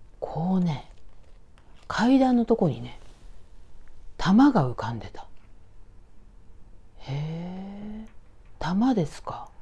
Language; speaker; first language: Japanese; native; Japanese